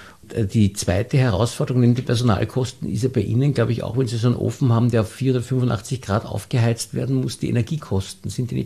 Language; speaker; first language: German; native; German